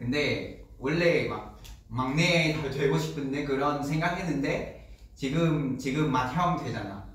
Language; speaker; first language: Korean; non-native, learner; Vietnamese